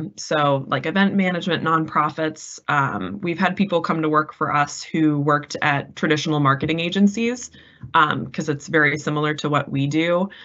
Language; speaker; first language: English; native; English